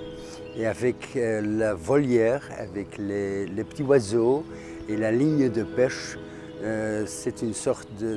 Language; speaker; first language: French; non-native, fluent; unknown